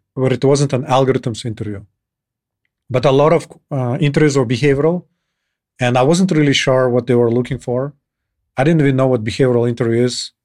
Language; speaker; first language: English; non-native, fluent; Kyrgyz